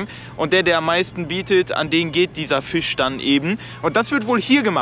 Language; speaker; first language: German; native; German